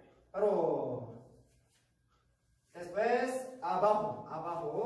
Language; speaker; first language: Spanish; non-native, learner; Korean